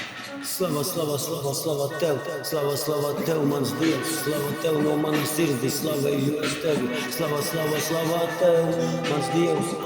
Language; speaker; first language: Latvian; non-native, local second language; Russian